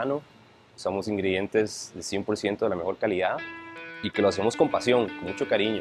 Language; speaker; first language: Spanish; native; Spanish